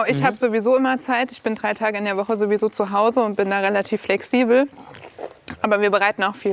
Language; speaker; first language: German; native; German